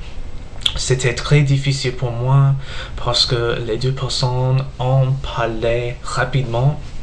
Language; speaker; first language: French; non-native, learner; English